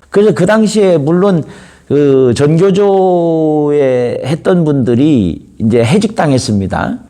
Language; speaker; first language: Korean; native; Korean